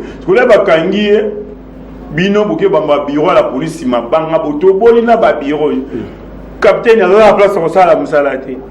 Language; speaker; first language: Lingala; non-native, local second language; Kongo